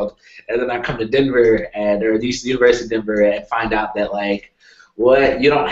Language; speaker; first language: English; native; English